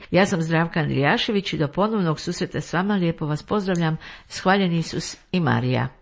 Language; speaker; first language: Croatian; native; Croatian